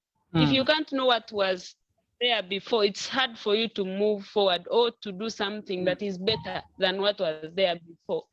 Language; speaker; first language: English; non-native, local second language; Nyankole